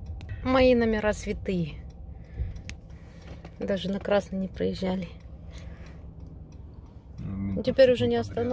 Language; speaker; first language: Russian; native; Russian